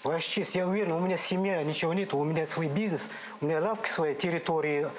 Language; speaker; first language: Russian; non-native, learner; Turkish